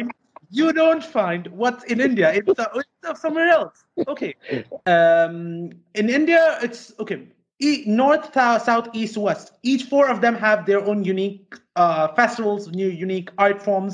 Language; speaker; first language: English; non-native, local second language; Malayalam